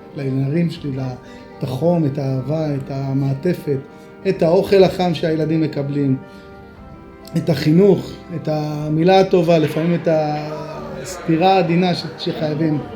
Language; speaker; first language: Hebrew; native; Hebrew